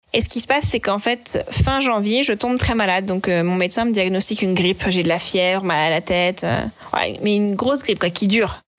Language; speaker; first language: French; native; French